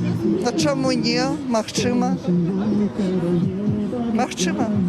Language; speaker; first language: Belarusian; non-native, local second language; Russian